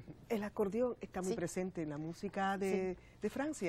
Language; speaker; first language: Spanish; native; Spanish